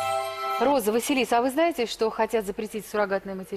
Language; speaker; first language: Russian; native; Russian